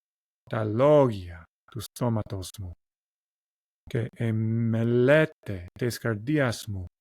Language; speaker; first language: Greek; non-native, learner; English